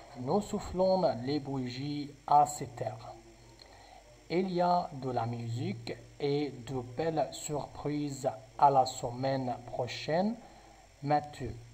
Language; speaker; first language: French; non-native, local second language; Arabic